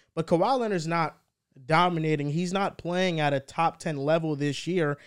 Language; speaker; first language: English; early bilingual, heritage; Spanish